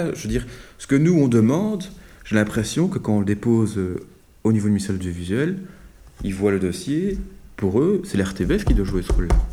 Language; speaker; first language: French; native; French